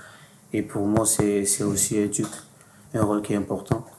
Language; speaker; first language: French; non-native, fluent; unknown